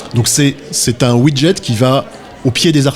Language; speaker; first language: French; native; French